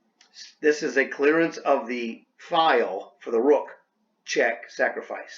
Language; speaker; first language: English; native; English